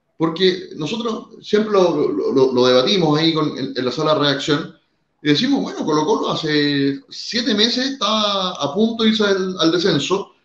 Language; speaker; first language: Spanish; native; Spanish